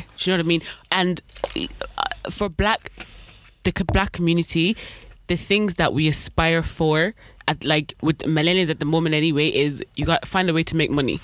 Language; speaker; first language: English; native; English